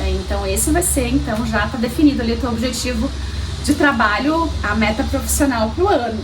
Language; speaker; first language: Portuguese; native; Portuguese